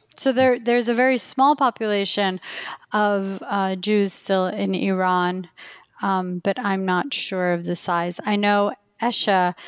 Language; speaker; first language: English; early bilingual, other home language; Persian